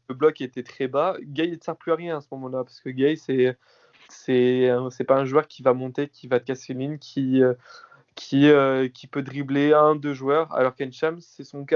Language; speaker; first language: French; native; French